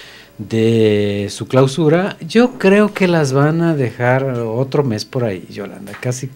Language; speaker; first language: Spanish; native; Spanish